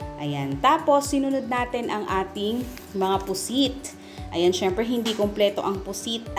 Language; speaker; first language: Filipino; non-native, local second language; Iloko